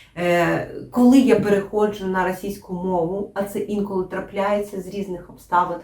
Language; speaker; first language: Ukrainian; non-native, local second language; Russian